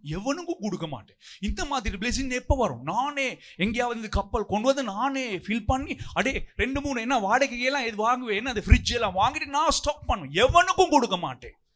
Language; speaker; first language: Tamil; non-native, local second language; Sinhala